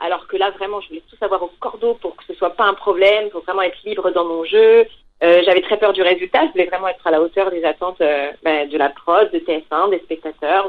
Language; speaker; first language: French; native; French